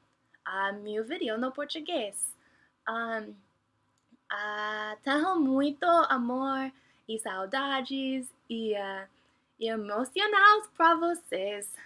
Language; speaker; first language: Portuguese; non-native, learner; English